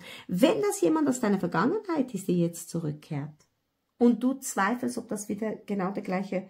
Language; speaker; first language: German; non-native, fluent; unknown